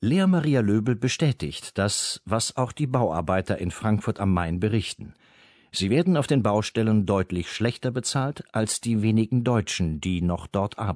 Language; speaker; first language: German; native; German